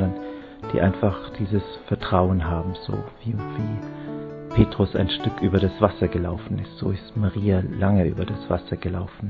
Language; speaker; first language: English; non-native, fluent; German